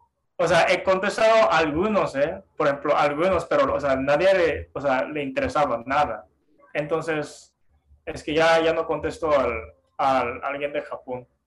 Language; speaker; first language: Spanish; non-native, fluent; Japanese